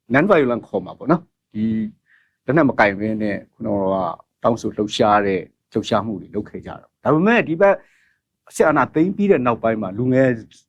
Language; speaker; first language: Burmese; native; Burmese